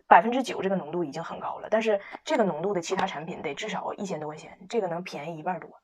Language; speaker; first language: Chinese; native; Chinese